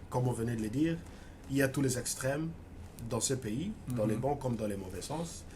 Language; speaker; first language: French; non-native, local second language; Swahili